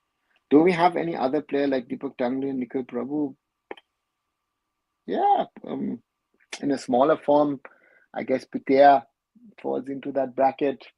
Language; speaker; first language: English; non-native, local second language; Bangla